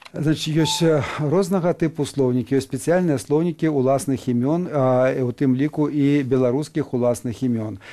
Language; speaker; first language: Belarusian; native; Belarusian